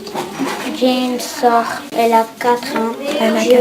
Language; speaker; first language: French; early bilingual, other home language; Albanian